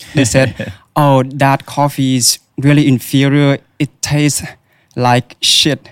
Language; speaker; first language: English; non-native, fluent; Vietnamese